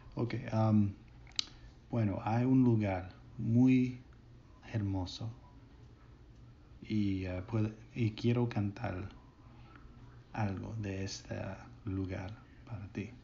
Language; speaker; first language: Spanish; non-native, learner; English